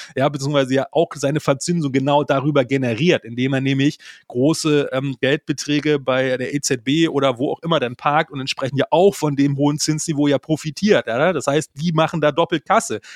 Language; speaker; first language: German; native; German